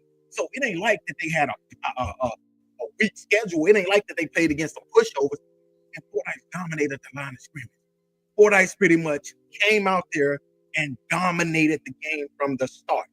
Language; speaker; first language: English; native; English